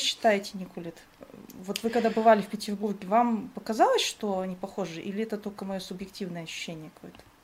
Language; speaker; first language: Russian; native; Russian